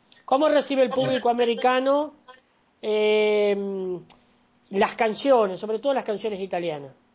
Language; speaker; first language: Spanish; native; Spanish